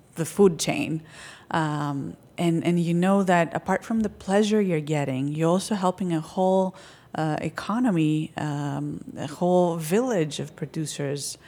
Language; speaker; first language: English; non-native, fluent; Greek